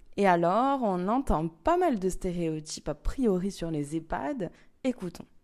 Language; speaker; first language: French; native; French